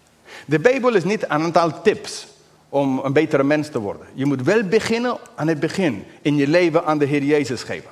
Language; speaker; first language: Dutch; non-native, fluent; English